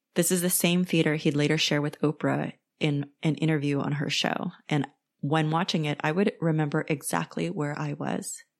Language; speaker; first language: English; native; English